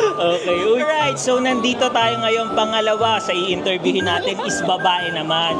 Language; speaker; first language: Filipino; native; Filipino